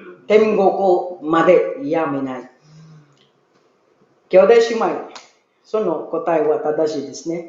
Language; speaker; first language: Japanese; non-native, learner; Filipino